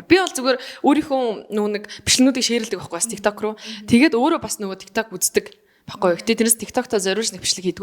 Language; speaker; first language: Mongolian; native; Mongolian